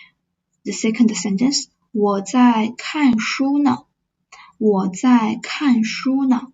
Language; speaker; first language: Chinese; non-native, fluent; English